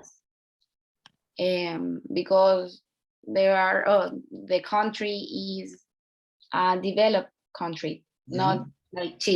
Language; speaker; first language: English; non-native, learner; Spanish